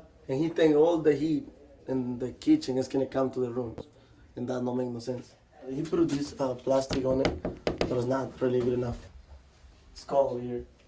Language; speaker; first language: English; non-native, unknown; Spanish